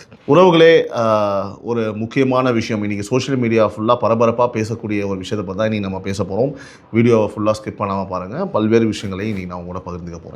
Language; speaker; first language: Tamil; native; Tamil